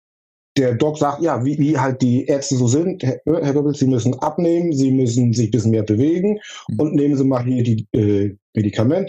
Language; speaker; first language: German; native; German